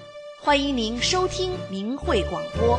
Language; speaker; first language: Chinese; native; Chinese